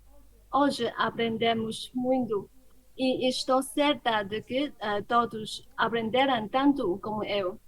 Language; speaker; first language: Portuguese; non-native, fluent; Chinese